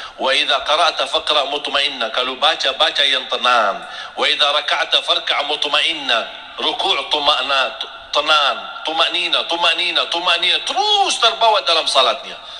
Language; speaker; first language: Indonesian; non-native, fluent; Arabic